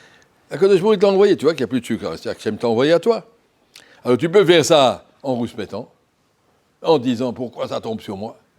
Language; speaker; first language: French; native; French